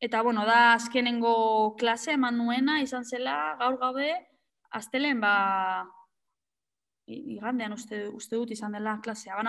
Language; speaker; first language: Basque; non-native, local second language; Spanish